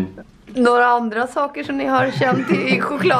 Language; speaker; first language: Swedish; native; Swedish